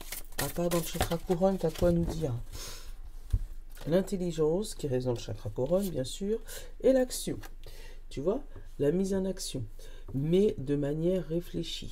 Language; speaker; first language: French; native; French